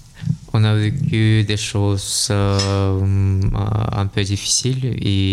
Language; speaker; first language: French; non-native, learner; Russian